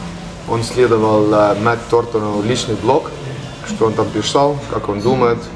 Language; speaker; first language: Russian; non-native, learner; Estonian